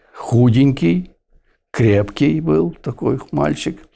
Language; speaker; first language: Russian; non-native, local second language; Ukrainian